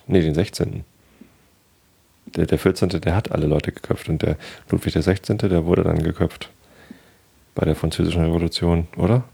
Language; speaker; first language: German; native; German